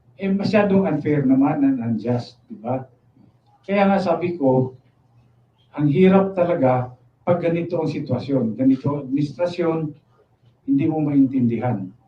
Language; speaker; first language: Filipino; non-native, local second language; Cebuano